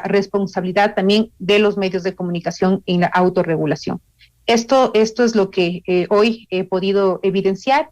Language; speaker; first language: Spanish; native; Spanish